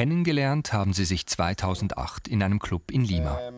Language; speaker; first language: German; native; German